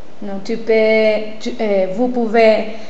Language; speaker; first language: French; non-native, learner; Spanish